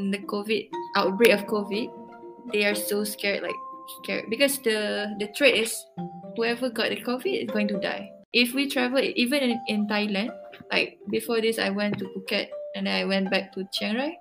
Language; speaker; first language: English; non-native, local second language; Malay